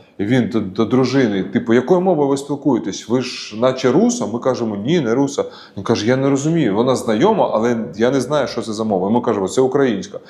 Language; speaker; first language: Ukrainian; non-native, local second language; Russian